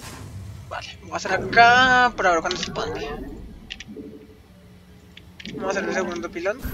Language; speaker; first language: Spanish; native; Spanish